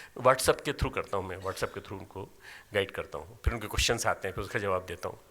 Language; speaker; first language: Hindi; native; Hindi